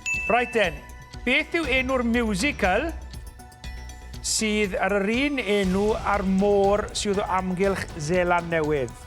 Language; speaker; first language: Welsh; native; Welsh